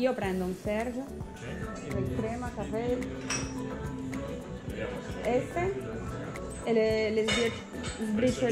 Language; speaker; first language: Italian; non-native, learner; Spanish